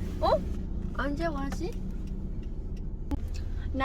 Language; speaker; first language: Korean; non-native, learner; Vietnamese